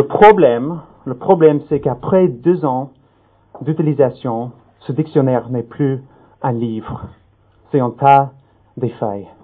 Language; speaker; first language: French; non-native, fluent; English